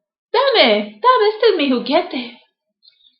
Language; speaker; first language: Spanish; non-native, learner; English